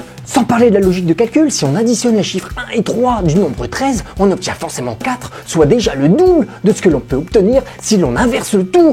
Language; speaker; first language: French; native; French